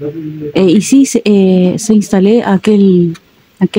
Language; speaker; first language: French; non-native, learner; Spanish